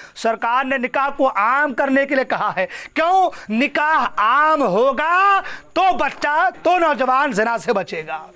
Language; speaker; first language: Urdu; non-native, local second language; Assamese